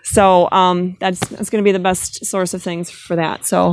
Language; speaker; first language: English; native; English